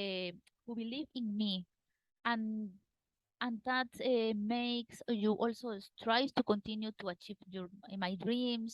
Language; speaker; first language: English; non-native, learner; Spanish